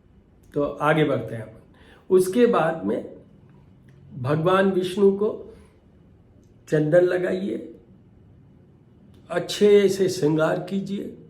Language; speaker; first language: Hindi; native; Hindi